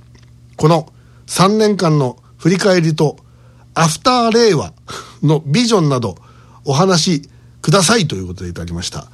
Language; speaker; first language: Japanese; native; Japanese